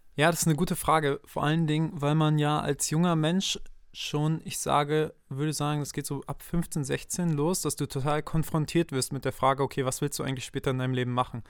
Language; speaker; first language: German; native; German